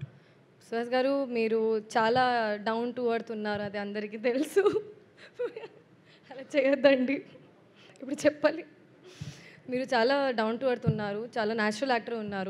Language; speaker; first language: Telugu; non-native, learner; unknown